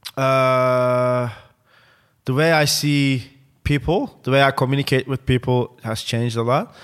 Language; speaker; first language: English; non-native, fluent; Turkish